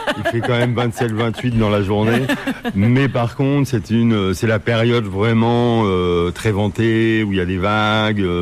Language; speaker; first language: French; native; French